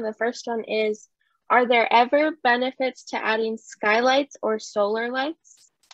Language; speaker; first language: English; early bilingual, other home language; Spanish